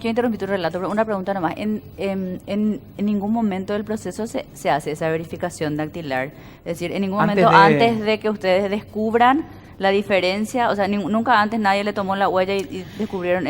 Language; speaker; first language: Spanish; native; Spanish